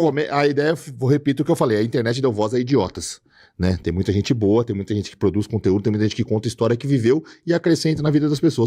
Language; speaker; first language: Portuguese; native; Portuguese